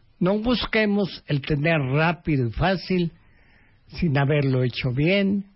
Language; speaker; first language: Spanish; early bilingual, other home language; Japanese